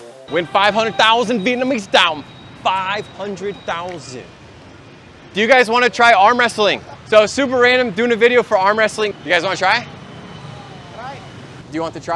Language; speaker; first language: English; native; English